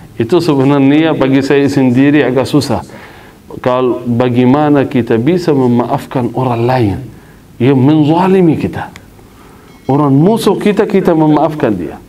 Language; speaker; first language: Malay; non-native, fluent; Arabic